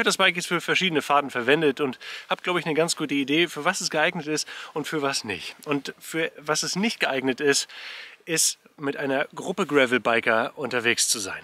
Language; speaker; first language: German; native; German